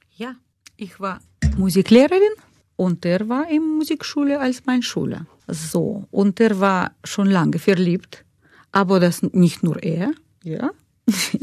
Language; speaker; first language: German; non-native, learner; Russian